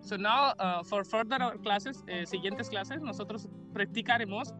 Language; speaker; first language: Spanish; non-native, learner; Hindi